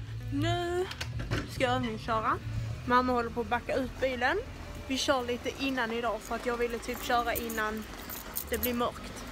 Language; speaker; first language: Swedish; native; Swedish